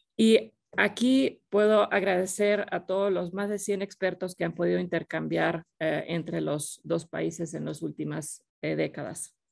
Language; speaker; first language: Spanish; non-native, fluent; Finnish